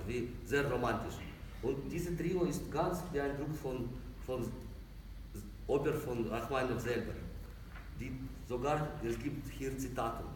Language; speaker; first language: German; non-native, learner; Russian